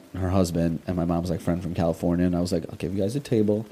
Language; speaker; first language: English; early bilingual, other home language; Russian